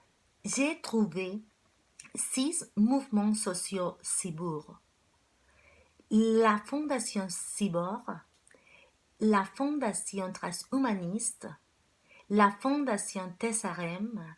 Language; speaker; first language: French; non-native, fluent; Spanish